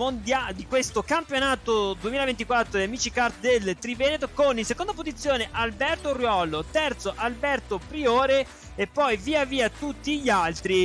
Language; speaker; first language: Italian; native; Italian